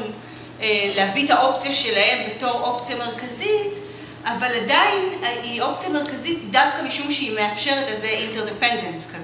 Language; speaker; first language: Hebrew; native; Hebrew